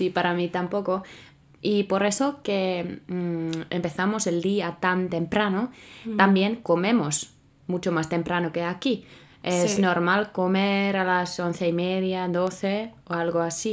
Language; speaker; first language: Spanish; non-native, fluent; Finnish